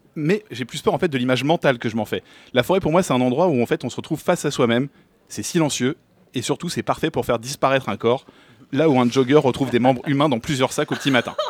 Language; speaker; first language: French; native; French